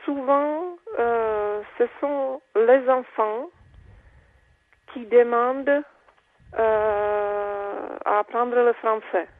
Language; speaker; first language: French; non-native, fluent; Czech